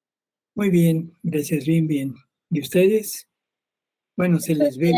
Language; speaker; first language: Spanish; native; Spanish